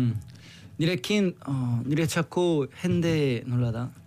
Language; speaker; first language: Basque; non-native, learner; Korean